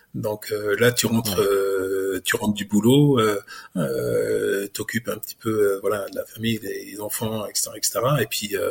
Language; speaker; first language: French; native; French